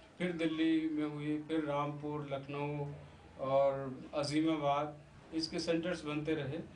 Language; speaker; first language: Urdu; native; Urdu